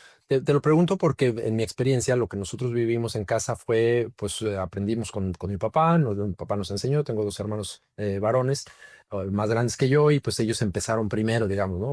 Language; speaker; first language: Spanish; native; Spanish